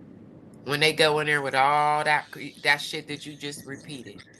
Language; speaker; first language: English; native; English